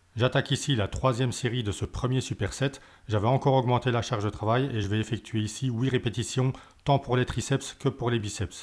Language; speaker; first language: French; native; French